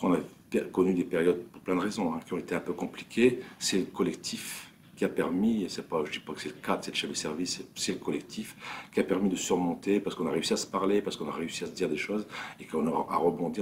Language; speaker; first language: French; native; French